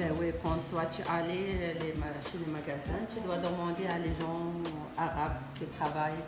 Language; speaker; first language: French; non-native, learner; Arabic